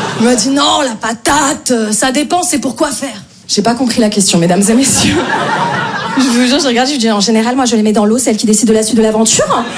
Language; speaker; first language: French; native; French